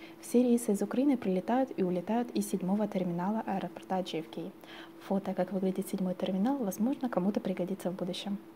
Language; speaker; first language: Russian; native; Russian